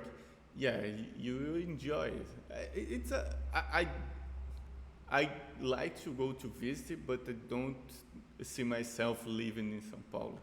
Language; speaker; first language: English; non-native, fluent; Portuguese